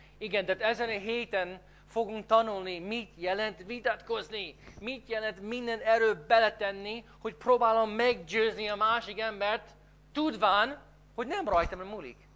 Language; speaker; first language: Hungarian; non-native, fluent; English